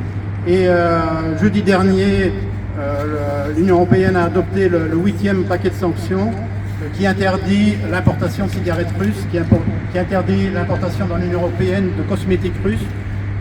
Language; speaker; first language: French; native; French